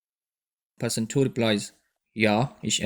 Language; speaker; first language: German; non-native, fluent; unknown